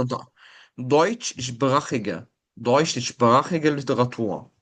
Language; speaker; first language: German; non-native, fluent; Arabic